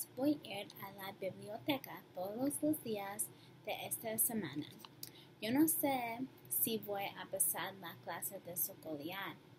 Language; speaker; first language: Spanish; non-native, learner; English